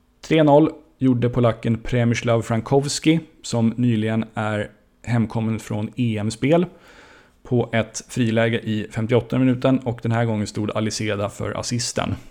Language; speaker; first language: Swedish; native; Swedish